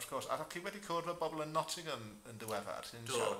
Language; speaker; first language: Welsh; non-native, fluent; English